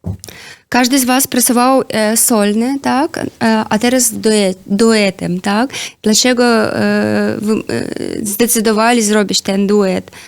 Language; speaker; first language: Polish; non-native, learner; Belarusian